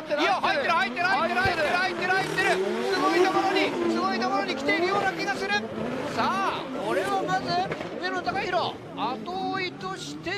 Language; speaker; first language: Japanese; native; Japanese